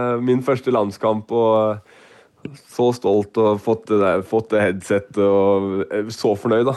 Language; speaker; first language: Norwegian; native; Norwegian